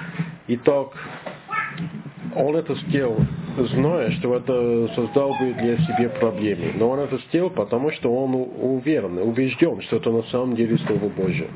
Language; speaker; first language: Russian; non-native, learner; English